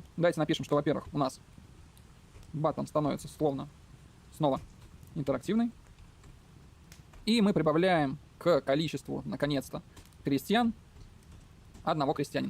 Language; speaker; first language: Russian; native; Russian